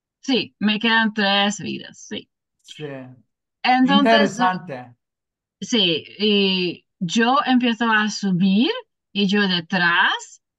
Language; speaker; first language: Spanish; non-native, learner; English